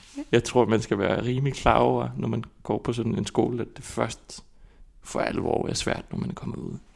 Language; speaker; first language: Danish; non-native, fluent; Icelandic